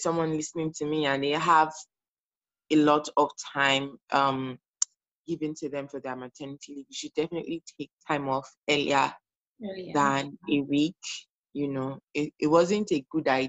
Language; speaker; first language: English; non-native, local second language; Yoruba